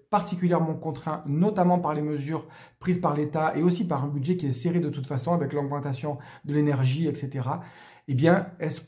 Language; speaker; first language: French; native; French